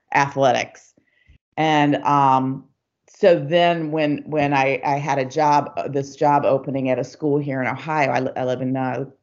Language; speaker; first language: English; native; English